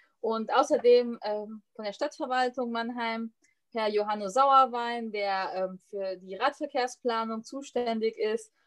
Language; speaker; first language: German; native; German